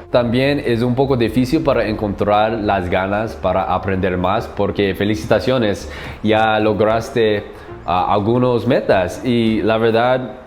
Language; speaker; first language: Spanish; non-native, learner; English